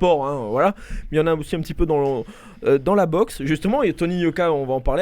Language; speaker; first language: French; native; French